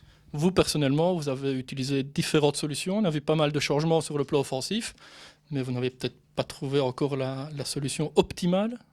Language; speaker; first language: French; native; French